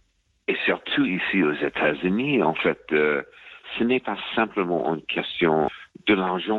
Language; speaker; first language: French; non-native, fluent; English